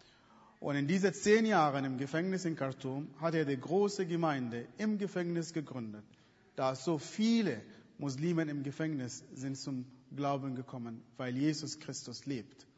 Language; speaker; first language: German; non-native, fluent; Arabic